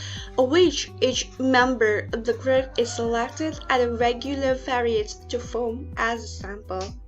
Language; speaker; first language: English; non-native, learner; Indonesian